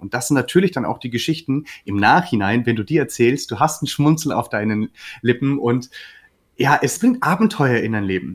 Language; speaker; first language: German; native; German